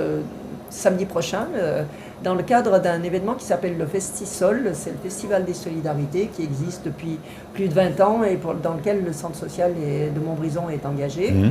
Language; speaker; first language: French; native; French